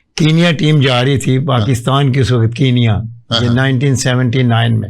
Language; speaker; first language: Urdu; non-native, local second language; Punjabi